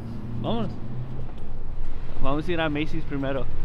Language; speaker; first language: Spanish; early bilingual, heritage; Spanish